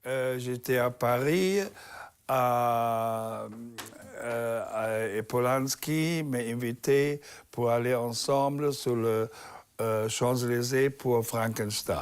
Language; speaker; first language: French; non-native, learner; German